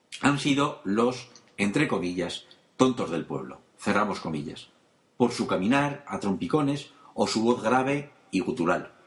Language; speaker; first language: Spanish; native; Spanish